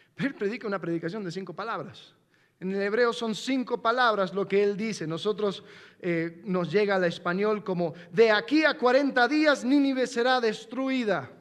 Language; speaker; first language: Spanish; non-native, fluent; English